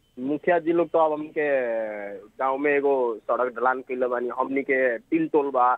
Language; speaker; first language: Bhojpuri; native; Bhojpuri